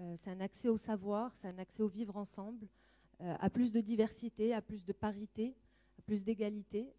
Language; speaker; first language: French; non-native, local second language; Arabic